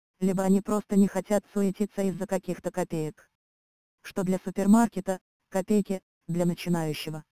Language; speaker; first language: Russian; native; Russian